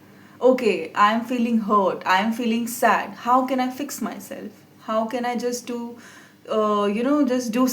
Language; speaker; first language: English; non-native, local second language; Hindi